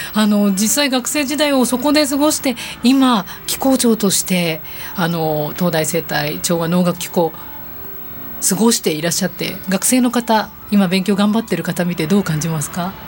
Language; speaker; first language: Japanese; native; Japanese